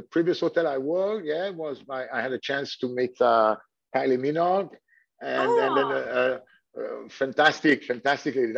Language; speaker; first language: English; non-native, fluent; French